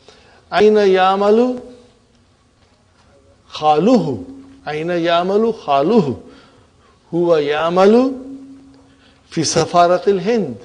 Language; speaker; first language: Arabic; non-native, fluent; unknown